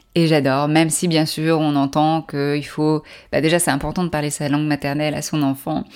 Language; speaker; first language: French; native; French